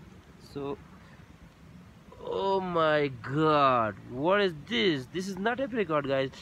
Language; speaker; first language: English; non-native, local second language; Urdu